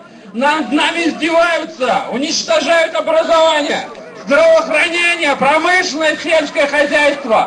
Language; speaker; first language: Russian; native; Russian